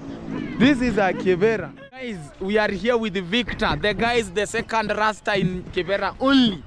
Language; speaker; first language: English; non-native, learner; Swahili